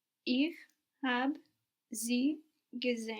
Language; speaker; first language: German; non-native, learner; English